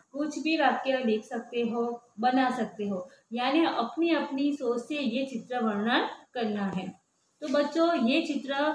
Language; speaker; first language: Hindi; non-native, local second language; Gujarati